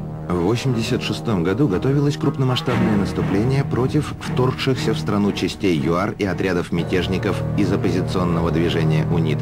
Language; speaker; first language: Russian; native; Russian